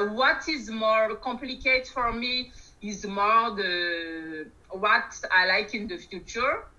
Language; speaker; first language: English; non-native, learner; Malagasy